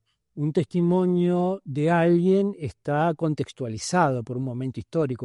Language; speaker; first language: Spanish; native; Spanish